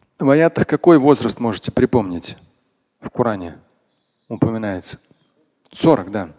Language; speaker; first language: Russian; non-native, local second language; Tatar